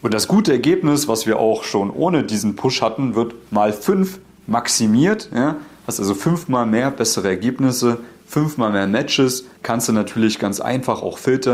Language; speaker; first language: German; native; German